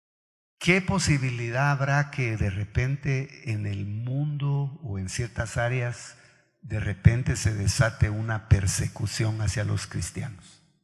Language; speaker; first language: Spanish; native; Spanish